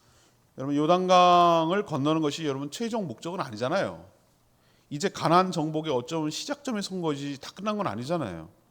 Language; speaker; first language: Korean; native; Korean